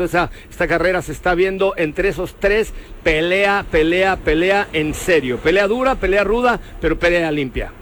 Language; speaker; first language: Spanish; native; Spanish